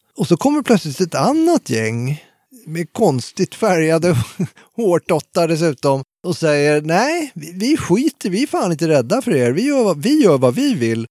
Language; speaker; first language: Swedish; native; Swedish